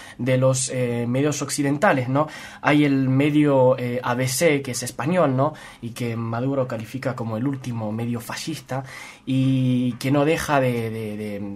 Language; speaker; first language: Spanish; non-native, fluent; French